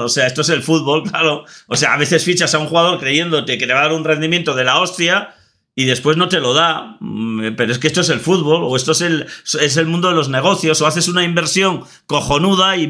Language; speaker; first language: Spanish; native; Spanish